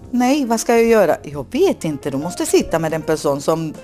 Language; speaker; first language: Swedish; non-native, fluent; Spanish